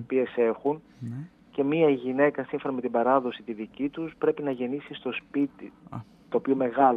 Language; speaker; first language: Greek; native; Greek